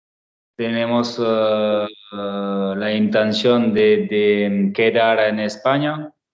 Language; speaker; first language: Spanish; non-native, learner; French